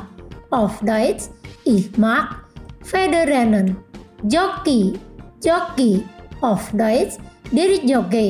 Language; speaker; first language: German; non-native, fluent; Indonesian